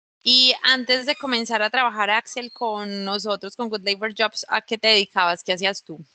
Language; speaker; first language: Spanish; native; Spanish